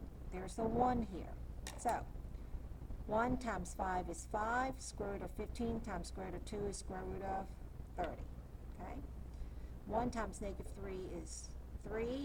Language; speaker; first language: English; native; English